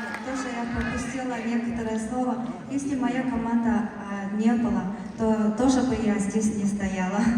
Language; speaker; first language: Russian; non-native, learner; Mongolian